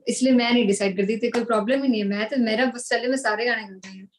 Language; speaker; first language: Hindi; non-native, local second language; Punjabi